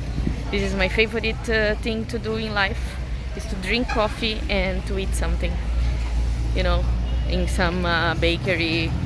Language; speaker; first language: English; non-native, learner; Portuguese